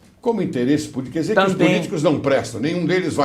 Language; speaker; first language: Portuguese; native; Portuguese